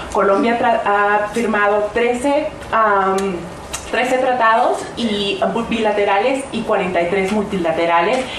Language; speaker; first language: Spanish; early bilingual, heritage; Spanish